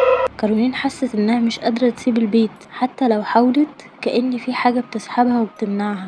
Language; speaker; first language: Arabic; native; Arabic